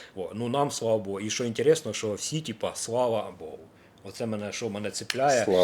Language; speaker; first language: Ukrainian; native; Ukrainian